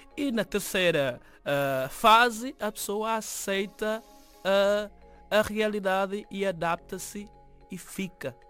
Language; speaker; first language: Portuguese; non-native, local second language; Upper Guinea Crioulo